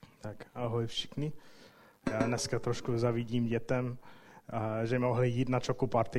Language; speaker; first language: Czech; non-native, fluent; English